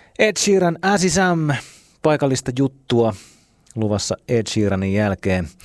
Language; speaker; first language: Finnish; native; Finnish